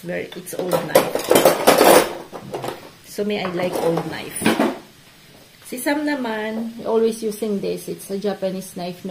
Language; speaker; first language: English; non-native, local second language; Filipino